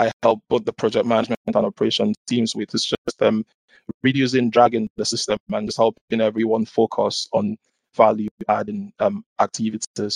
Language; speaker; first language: English; non-native, local second language; Igbo